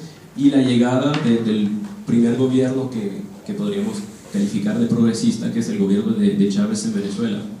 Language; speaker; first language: Spanish; non-native, fluent; French